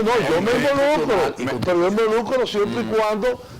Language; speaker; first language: Spanish; native; Spanish